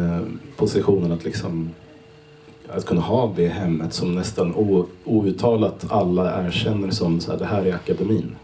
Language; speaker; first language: Swedish; native; Swedish